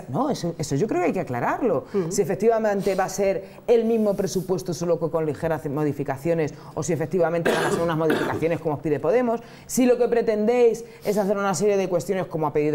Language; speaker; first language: Spanish; native; Spanish